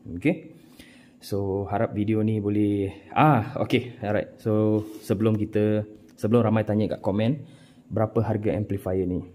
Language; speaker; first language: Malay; non-native, local second language; Tamil